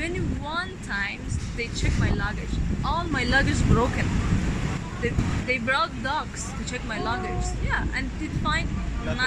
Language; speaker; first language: English; non-native, learner; Persian